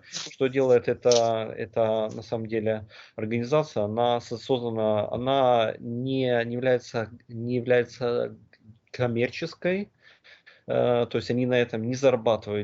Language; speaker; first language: Russian; native; Russian